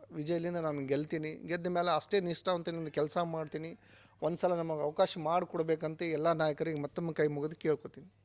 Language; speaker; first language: Kannada; non-native, local second language; Lambadi